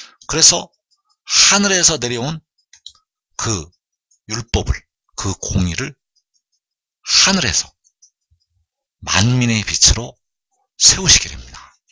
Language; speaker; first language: Korean; native; Korean